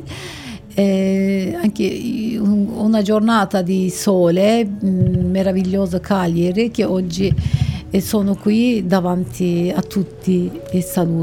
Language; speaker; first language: Italian; non-native, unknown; Turkish